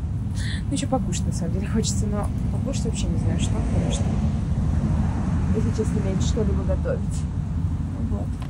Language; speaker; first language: Russian; native; Russian